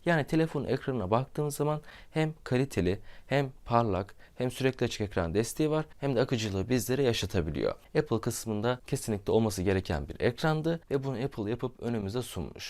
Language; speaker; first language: Turkish; native; Turkish